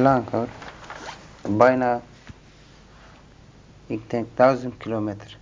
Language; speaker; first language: Dutch; non-native, learner; Turkish